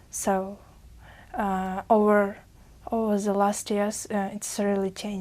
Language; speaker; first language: English; non-native, learner; Uzbek